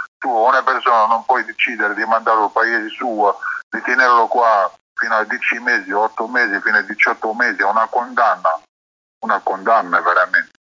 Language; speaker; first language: Italian; non-native, learner; Arabic